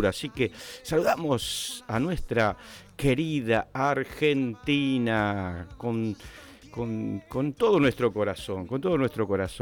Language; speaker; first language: Spanish; native; Spanish